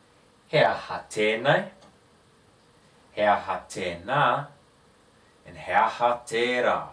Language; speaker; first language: Māori; non-native, local second language; English